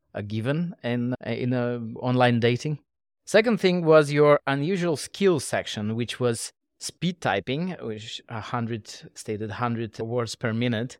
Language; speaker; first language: English; non-native, fluent; Russian